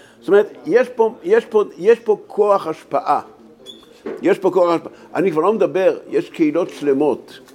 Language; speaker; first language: Hebrew; native; Hebrew